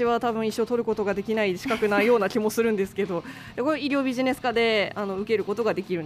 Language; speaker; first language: Japanese; native; Japanese